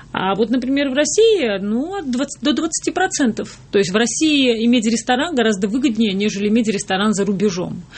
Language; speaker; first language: Russian; non-native, local second language; Georgian